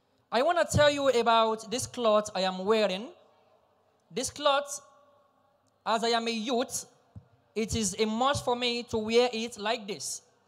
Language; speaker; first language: English; non-native, local second language; Yoruba